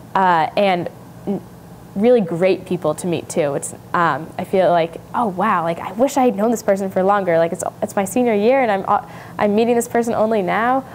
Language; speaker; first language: English; native; English